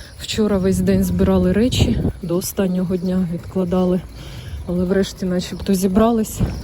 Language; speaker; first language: Ukrainian; non-native, local second language; Russian